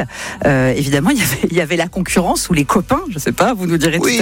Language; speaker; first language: French; native; French